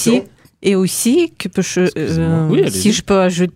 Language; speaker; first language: French; non-native, learner; Russian